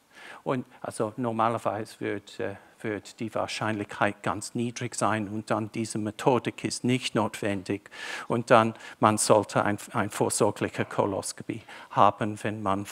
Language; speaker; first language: German; non-native, fluent; English